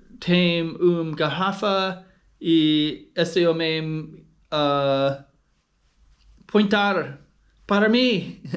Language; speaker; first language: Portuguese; non-native, learner; English